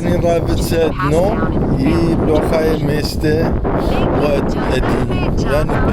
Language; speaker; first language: Russian; non-native, learner; Arabic